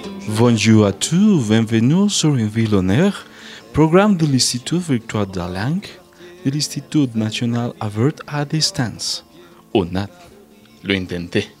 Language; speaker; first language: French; non-native, learner; Spanish